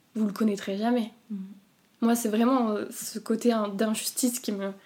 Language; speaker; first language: French; native; French